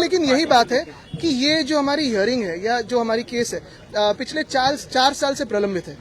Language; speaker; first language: Hindi; non-native, local second language; Marathi